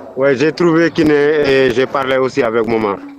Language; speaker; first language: French; non-native, local second language; Wolof